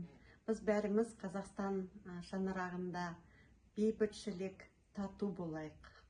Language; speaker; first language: Kazakh; non-native, local second language; Russian